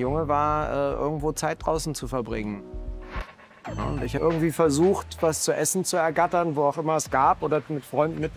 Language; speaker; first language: German; native; German